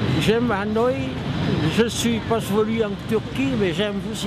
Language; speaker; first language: French; non-native, local second language; Vietnamese